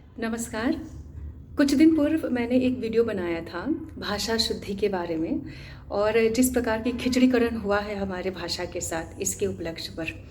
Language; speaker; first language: Hindi; non-native, local second language; Assamese